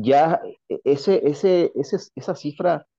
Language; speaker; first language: Spanish; native; Spanish